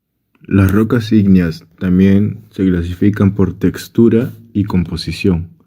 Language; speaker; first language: Spanish; native; Spanish